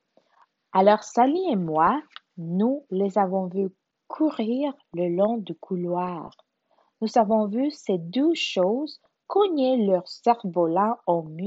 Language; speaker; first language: French; non-native, learner; Spanish